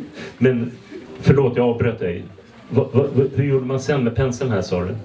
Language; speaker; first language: Swedish; native; Swedish